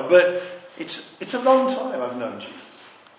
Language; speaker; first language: English; native; English